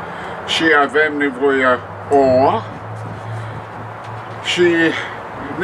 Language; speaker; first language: Romanian; non-native, learner; English